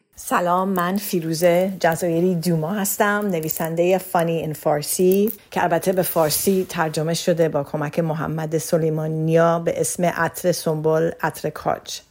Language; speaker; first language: Persian; early bilingual, heritage; Persian